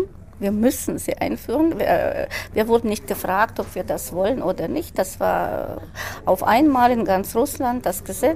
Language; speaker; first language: German; non-native, fluent; Russian